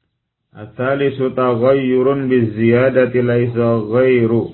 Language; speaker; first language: Arabic; non-native, fluent; Indonesian